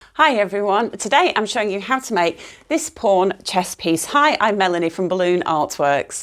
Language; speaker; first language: English; native; English